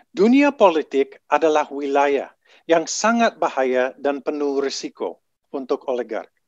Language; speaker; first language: Indonesian; non-native, fluent; English